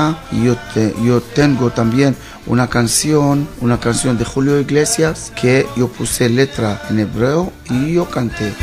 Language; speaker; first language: Spanish; non-native, learner; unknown